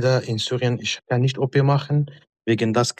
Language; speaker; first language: German; non-native, learner; Kurdish